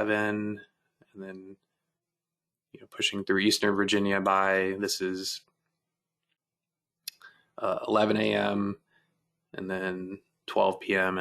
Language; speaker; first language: English; native; English